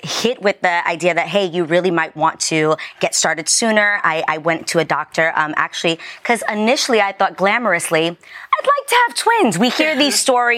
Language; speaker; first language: English; native; English